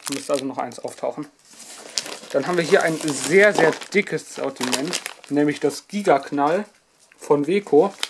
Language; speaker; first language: German; native; German